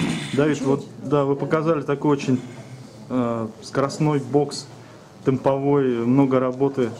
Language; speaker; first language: Russian; native; Russian